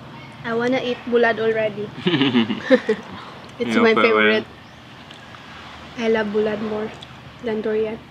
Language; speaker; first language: English; non-native, learner; Cebuano